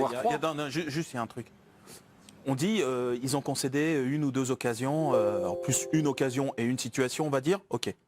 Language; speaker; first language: French; native; French